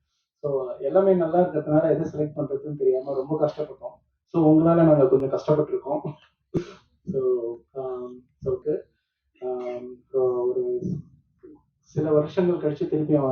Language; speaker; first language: Tamil; native; Tamil